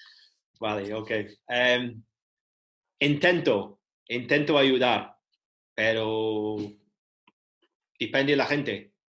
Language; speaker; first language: Spanish; non-native, learner; English